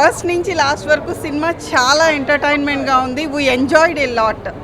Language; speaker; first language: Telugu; native; Telugu